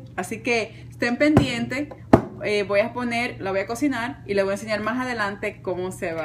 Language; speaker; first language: Spanish; native; Spanish